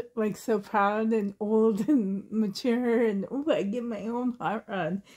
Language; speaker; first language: English; native; English